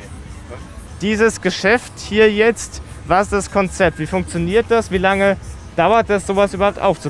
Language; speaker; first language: German; native; German